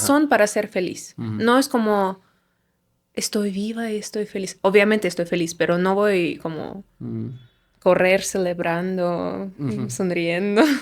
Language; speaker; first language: Spanish; non-native, fluent; Russian